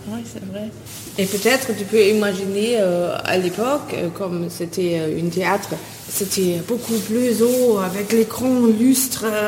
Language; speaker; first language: French; non-native, fluent; German